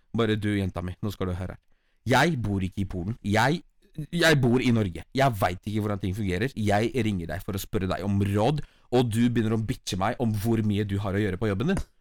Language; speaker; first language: Norwegian; early bilingual, other home language; Polish